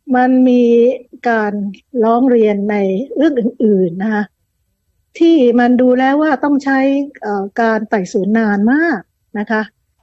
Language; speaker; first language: Thai; native; Thai